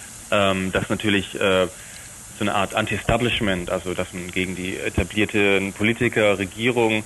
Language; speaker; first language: German; native; German